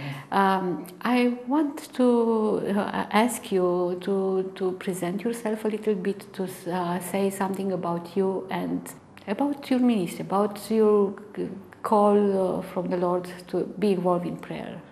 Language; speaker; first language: English; non-native, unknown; Romanian